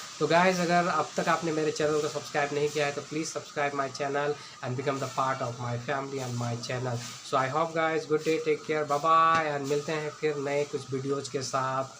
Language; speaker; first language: Hindi; native; Hindi